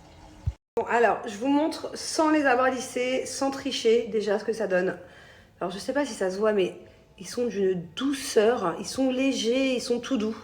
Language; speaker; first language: French; native; French